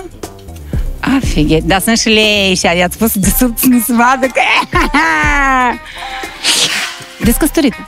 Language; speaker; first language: Romanian; native; Romanian